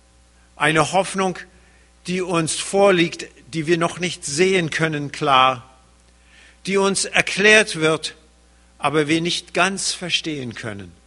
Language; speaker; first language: German; early bilingual, heritage; German